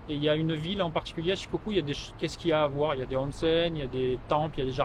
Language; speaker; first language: French; native; French